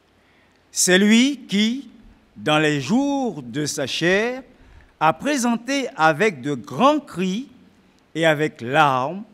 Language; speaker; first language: French; native; French